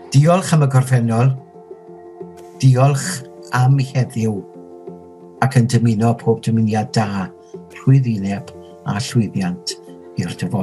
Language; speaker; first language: Welsh; native; Welsh